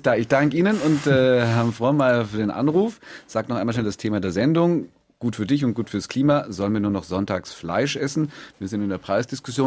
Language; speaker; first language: German; native; German